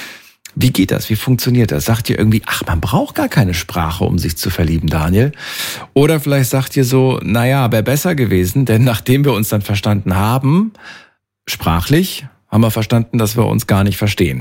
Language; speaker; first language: German; native; German